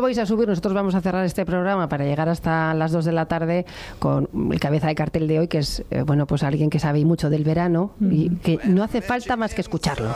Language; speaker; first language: Spanish; native; Spanish